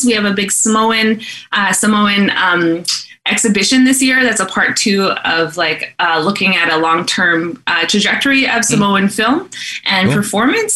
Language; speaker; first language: English; native; English